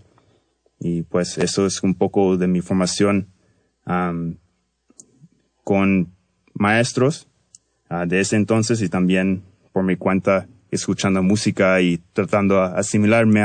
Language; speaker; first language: Spanish; early bilingual, heritage; Spanish